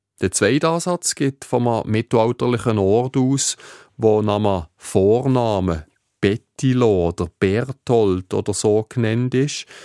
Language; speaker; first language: German; native; German